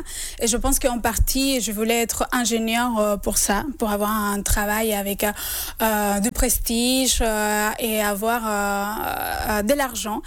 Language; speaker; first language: French; non-native, fluent; Spanish